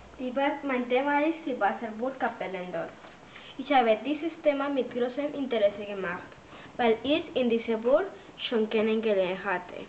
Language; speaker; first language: German; non-native, learner; Spanish